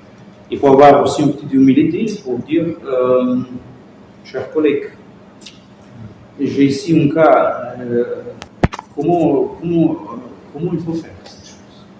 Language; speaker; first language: French; non-native, fluent; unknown